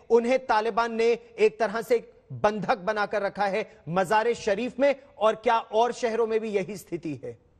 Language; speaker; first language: Hindi; native; Hindi